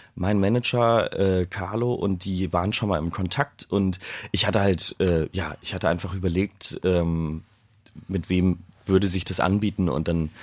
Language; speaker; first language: German; native; German